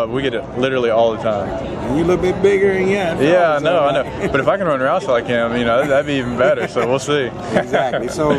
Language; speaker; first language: English; native; English